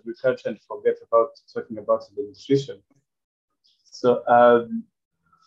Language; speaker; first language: English; non-native, local second language; Kinyarwanda